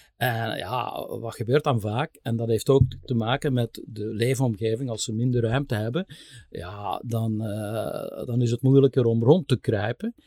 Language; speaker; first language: Dutch; native; Dutch